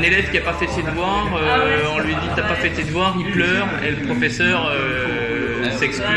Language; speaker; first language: French; native; French